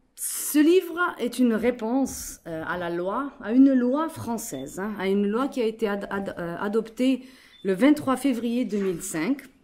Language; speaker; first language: French; non-native, local second language; Arabic